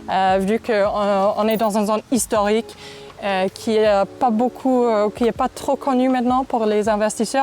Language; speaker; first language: French; non-native, fluent; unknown